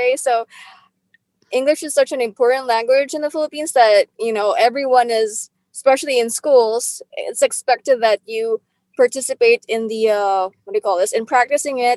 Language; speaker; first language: English; non-native, local second language; Filipino